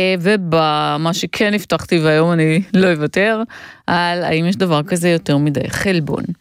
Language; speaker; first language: Hebrew; native; Hebrew